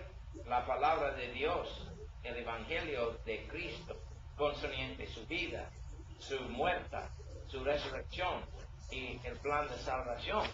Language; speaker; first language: Spanish; non-native, learner; English